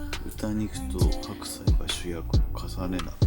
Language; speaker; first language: Japanese; native; Japanese